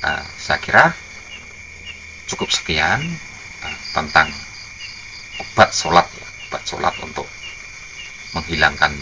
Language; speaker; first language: Indonesian; non-native, local second language; Javanese